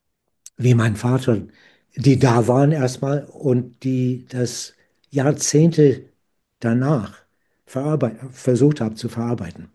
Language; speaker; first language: German; non-native, fluent; English